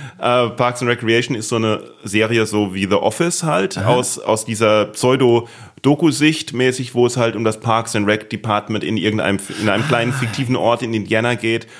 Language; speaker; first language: German; native; German